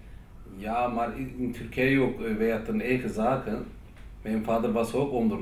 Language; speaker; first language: Dutch; non-native, learner; Turkish